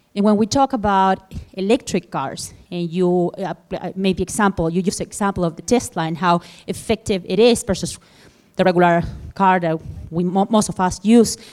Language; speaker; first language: English; non-native, fluent; Spanish